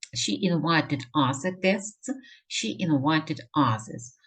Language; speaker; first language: English; non-native, fluent; Ukrainian